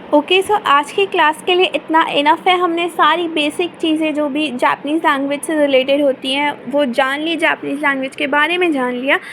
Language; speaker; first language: Hindi; native; Hindi